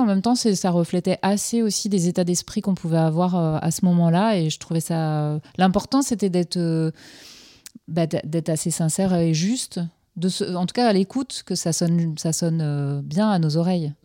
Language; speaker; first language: French; native; French